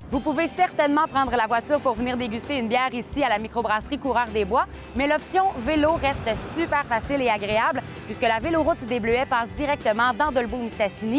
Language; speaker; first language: French; native; French